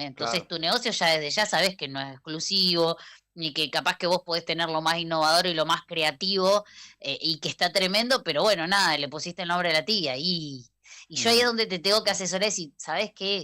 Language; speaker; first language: Spanish; native; Spanish